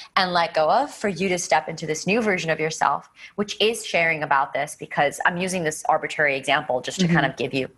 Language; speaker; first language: English; native; English